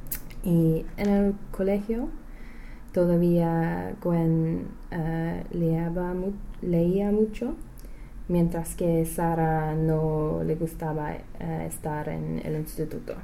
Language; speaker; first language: Spanish; non-native, learner; English